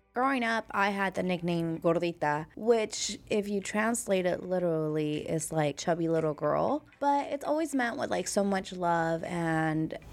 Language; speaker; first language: English; early bilingual, other home language; Spanish